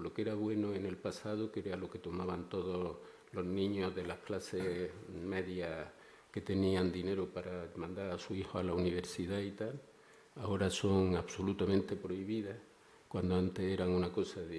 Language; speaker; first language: Spanish; native; Spanish